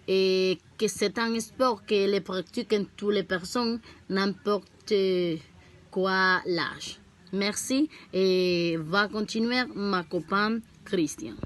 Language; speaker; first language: French; non-native, learner; Spanish